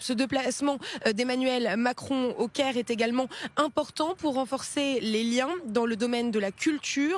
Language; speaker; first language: French; native; French